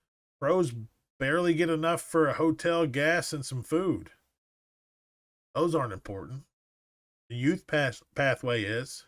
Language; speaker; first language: English; native; English